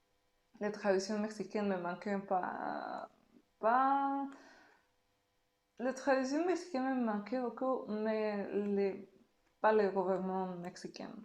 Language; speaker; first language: French; non-native, learner; Spanish